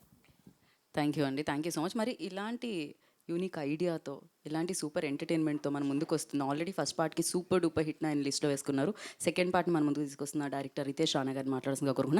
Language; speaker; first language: Telugu; native; Telugu